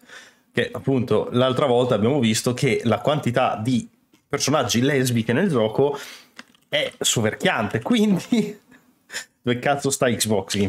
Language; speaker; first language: Italian; native; Italian